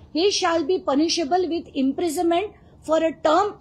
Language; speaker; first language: Hindi; non-native, local second language; Marathi